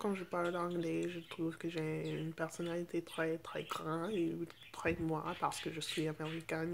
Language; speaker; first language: French; non-native, fluent; English